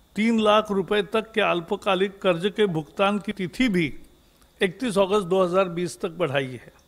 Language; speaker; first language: Hindi; non-native, local second language; Marathi